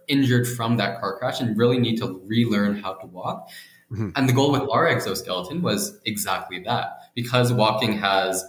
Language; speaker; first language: English; native; English